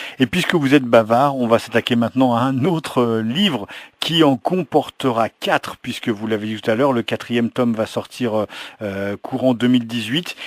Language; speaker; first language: French; native; French